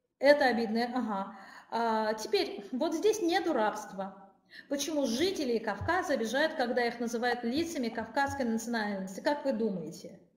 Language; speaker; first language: Russian; non-native, local second language; Armenian